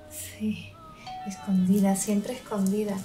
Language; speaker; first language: Spanish; native; Spanish